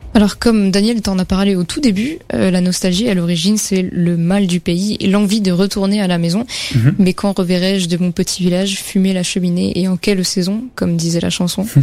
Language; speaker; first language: French; native; French